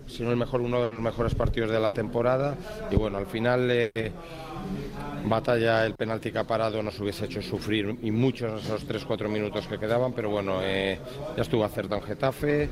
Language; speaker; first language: Spanish; native; Spanish